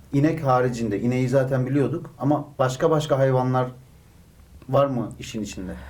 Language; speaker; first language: Turkish; native; Turkish